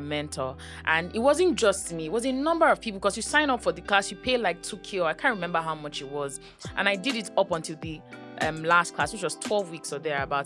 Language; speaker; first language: English; non-native, local second language; Yoruba